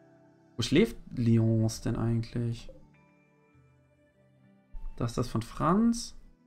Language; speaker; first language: German; native; German